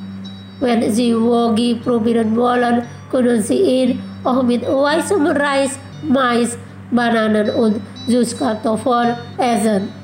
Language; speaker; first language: German; non-native, fluent; Indonesian